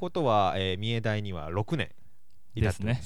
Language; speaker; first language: Japanese; native; Japanese